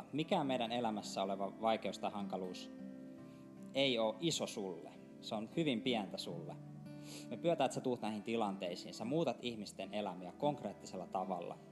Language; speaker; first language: Finnish; native; Finnish